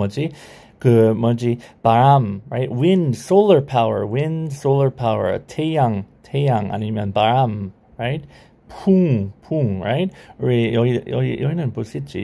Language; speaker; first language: Korean; non-native, learner; English